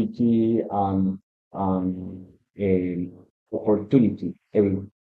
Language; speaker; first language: English; non-native, learner; Spanish